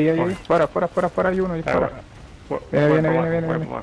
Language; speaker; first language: Spanish; native; Spanish